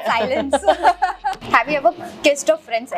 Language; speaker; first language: English; non-native, local second language; Hindi